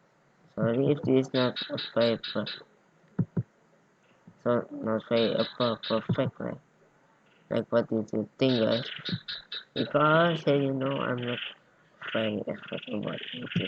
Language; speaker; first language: English; non-native, learner; Indonesian